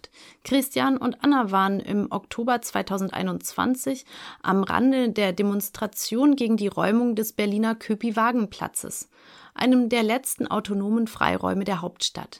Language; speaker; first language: German; native; German